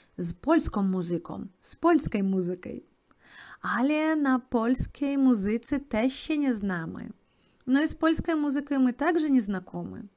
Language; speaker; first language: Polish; non-native, fluent; Russian